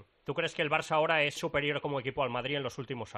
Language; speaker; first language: Spanish; native; Spanish